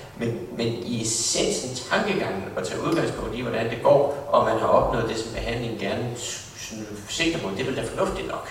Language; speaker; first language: Danish; native; Danish